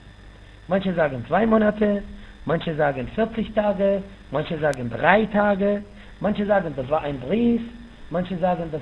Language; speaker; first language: German; non-native, fluent; Arabic